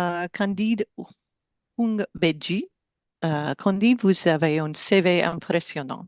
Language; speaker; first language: French; non-native, learner; English